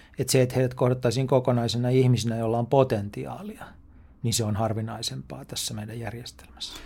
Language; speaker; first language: Finnish; native; Finnish